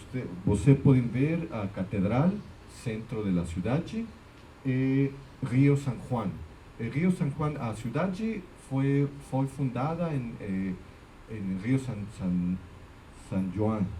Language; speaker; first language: Portuguese; non-native, fluent; Spanish